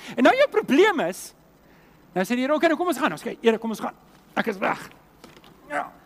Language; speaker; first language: Afrikaans; native; Afrikaans